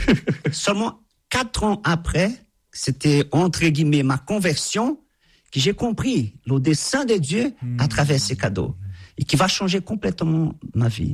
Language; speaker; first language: French; non-native, fluent; Portuguese